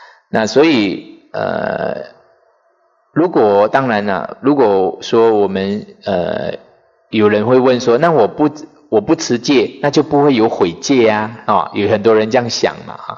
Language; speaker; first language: Chinese; non-native, fluent; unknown